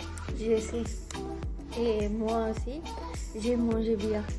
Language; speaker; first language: French; non-native, fluent; Konkani